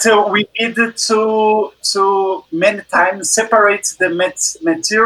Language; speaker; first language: English; non-native, learner; Portuguese